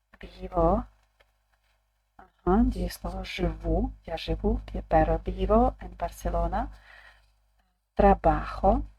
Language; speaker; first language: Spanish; non-native, fluent; Ukrainian